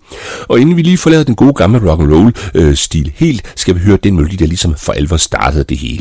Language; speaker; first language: Danish; native; Danish